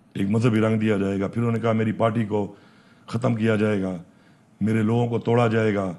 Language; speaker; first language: Urdu; non-native, local second language; Pashto